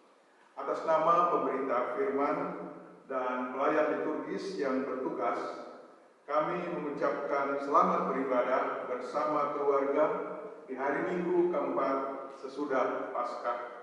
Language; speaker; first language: Indonesian; native; Indonesian